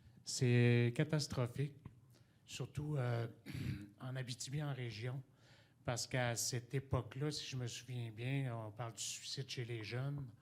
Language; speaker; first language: French; native; French